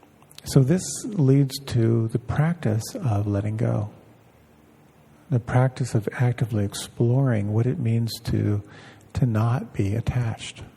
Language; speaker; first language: English; native; English